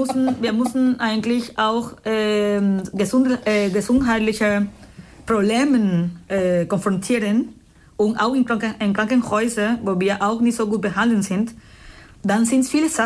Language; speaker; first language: German; non-native, fluent; Spanish